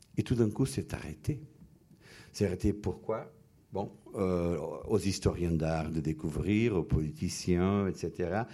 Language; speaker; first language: French; non-native, fluent; Portuguese